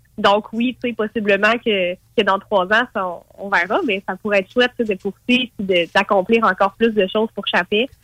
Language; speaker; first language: French; native; French